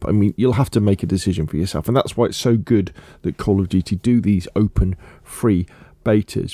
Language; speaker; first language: English; native; English